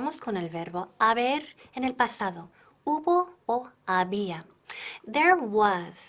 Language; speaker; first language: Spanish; non-native, fluent; English